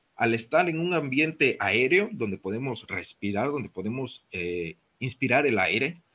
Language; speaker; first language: Spanish; native; Spanish